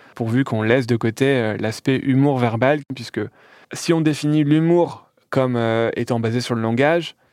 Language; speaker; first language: French; native; French